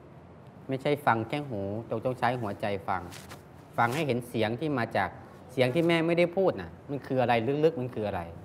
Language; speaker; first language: Thai; native; Thai